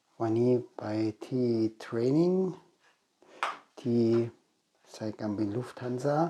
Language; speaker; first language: Thai; non-native, learner; German